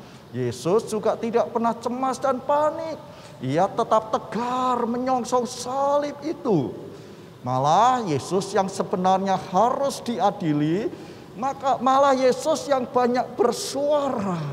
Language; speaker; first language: Indonesian; native; Indonesian